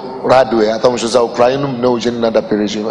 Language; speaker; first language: Russian; non-native, fluent; Yoruba